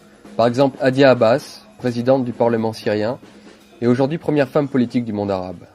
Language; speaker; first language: French; native; French